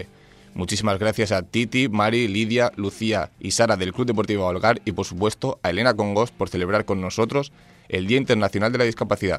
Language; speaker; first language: Spanish; native; Spanish